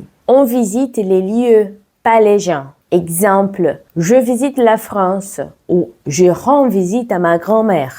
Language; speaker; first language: French; non-native, fluent; Portuguese